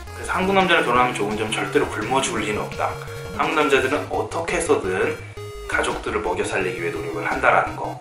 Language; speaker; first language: Korean; native; Korean